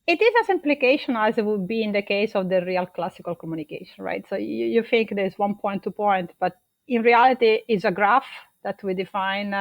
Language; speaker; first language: English; non-native, fluent; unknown